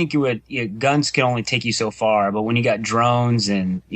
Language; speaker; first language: English; native; English